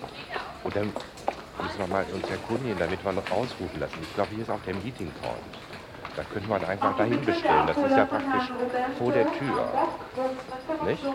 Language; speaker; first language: German; native; German